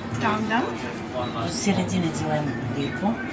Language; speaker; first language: Russian; non-native, learner; Georgian